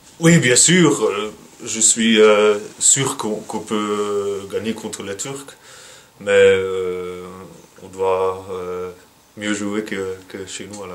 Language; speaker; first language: French; non-native, local second language; Dutch